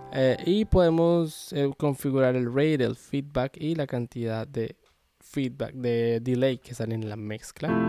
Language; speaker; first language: Spanish; native; Spanish